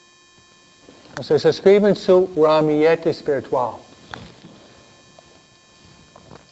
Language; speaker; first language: Spanish; non-native, fluent; English